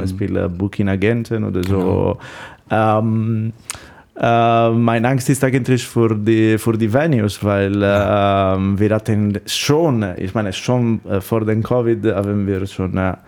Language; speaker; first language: German; non-native, learner; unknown